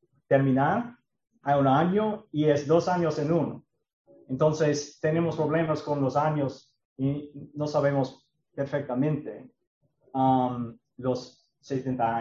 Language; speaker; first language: Spanish; non-native, learner; English